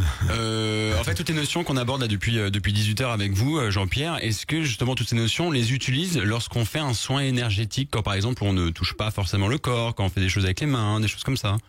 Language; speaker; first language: French; native; French